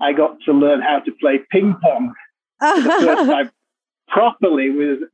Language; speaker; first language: English; native; English